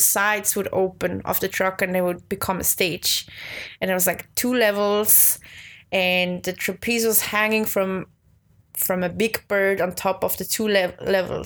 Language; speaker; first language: English; non-native, fluent; Swiss German